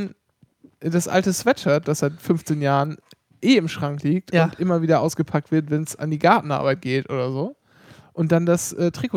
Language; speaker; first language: German; native; German